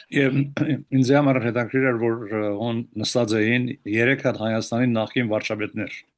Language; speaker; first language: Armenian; early bilingual, heritage; Armenian